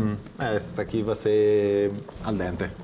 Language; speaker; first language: Portuguese; non-native, fluent; Italian